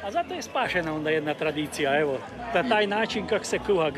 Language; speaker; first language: Croatian; early bilingual, heritage; Croatian